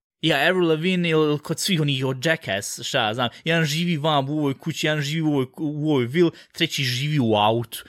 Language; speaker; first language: Bosnian; early bilingual, heritage; Bosnian